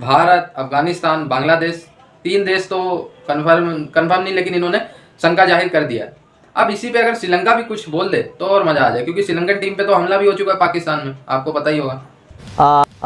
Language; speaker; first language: Hindi; native; Hindi